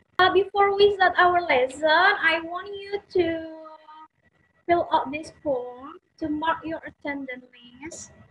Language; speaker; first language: English; non-native, fluent; Indonesian